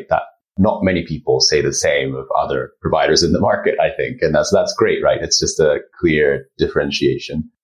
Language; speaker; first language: English; early bilingual, other home language; Japanese